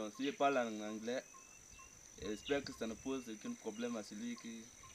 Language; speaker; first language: French; non-native, local second language; English